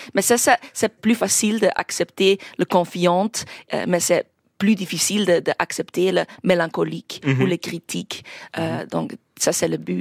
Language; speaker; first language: French; non-native, local second language; Dutch